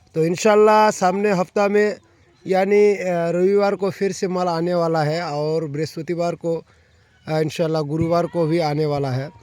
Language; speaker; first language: Hindi; non-native, local second language; Bangla